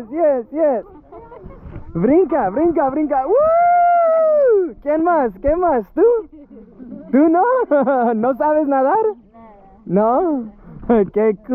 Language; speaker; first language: Spanish; early bilingual, heritage; English